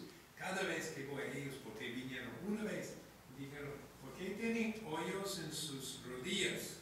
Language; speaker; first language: Spanish; non-native, fluent; English